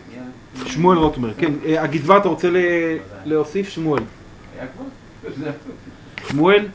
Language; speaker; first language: Hebrew; native; Hebrew